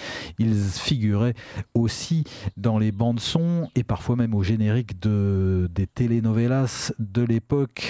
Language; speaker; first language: French; native; French